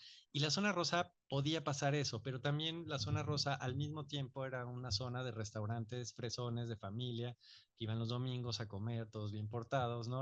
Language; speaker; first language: Spanish; native; Spanish